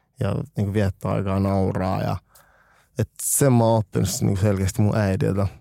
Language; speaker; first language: Finnish; early bilingual, other home language; French